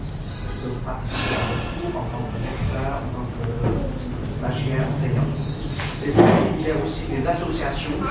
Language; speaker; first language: French; non-native, fluent; Vietnamese